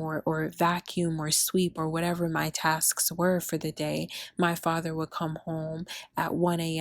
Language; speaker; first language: English; early bilingual, other home language; Spanish